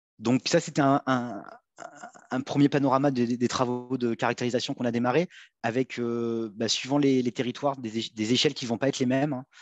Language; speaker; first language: French; native; French